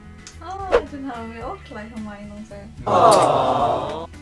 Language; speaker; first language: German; non-native, learner; Indonesian